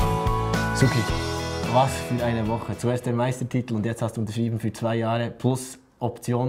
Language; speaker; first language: German; native; German